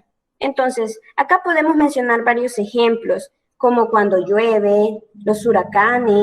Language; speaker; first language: Spanish; native; Spanish